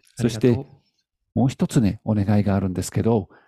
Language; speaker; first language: Japanese; non-native, fluent; English